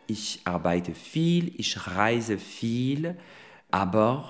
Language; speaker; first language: German; non-native, fluent; French